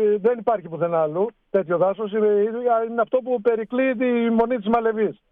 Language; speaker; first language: Greek; native; Greek